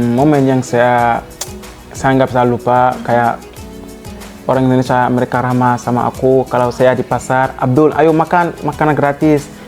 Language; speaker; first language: Indonesian; non-native, fluent; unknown